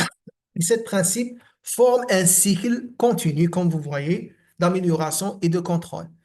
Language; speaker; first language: French; non-native, local second language; Arabic